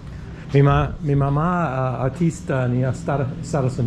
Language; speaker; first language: Spanish; non-native, learner; English